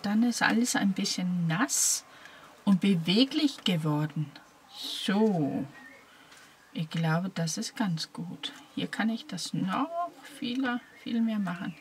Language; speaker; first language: German; non-native, fluent; Danish